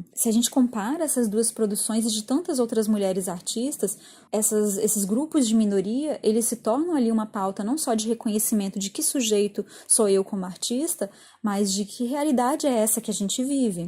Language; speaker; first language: Portuguese; native; Portuguese